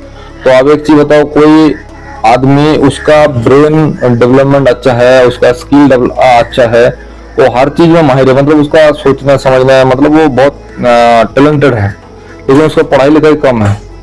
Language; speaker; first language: Hindi; non-native, local second language; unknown